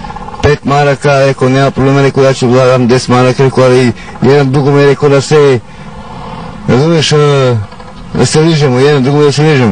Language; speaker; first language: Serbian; non-native, local second language; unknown